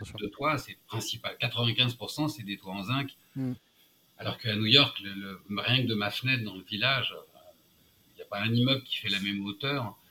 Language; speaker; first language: French; native; French